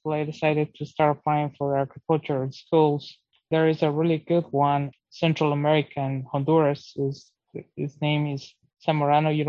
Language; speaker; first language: English; non-native, fluent; Spanish